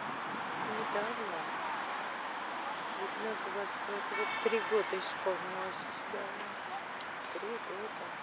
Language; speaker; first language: Russian; native; Russian